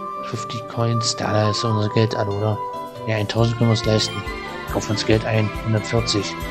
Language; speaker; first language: German; native; German